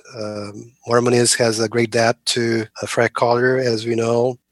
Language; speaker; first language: English; non-native, fluent; Portuguese